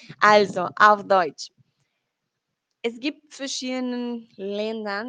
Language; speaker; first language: German; non-native, learner; Spanish